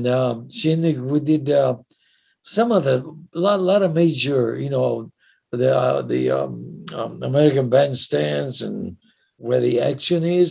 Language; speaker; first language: English; non-native, fluent; Italian